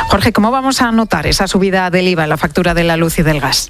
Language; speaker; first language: Spanish; native; Spanish